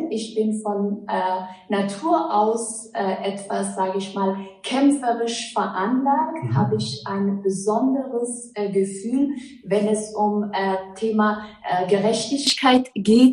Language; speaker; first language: German; non-native, fluent; Persian